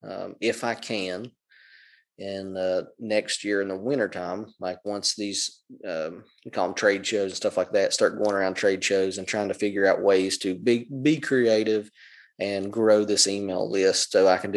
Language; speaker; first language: English; native; English